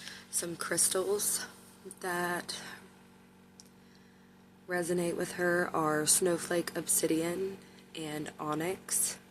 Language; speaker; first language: English; native; English